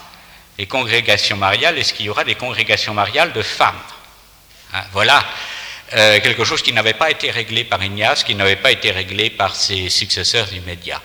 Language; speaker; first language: French; native; French